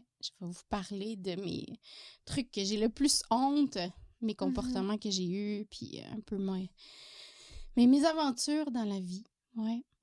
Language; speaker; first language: French; native; French